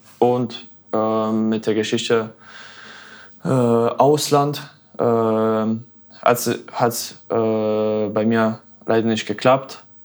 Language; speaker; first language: German; non-native, fluent; Bosnian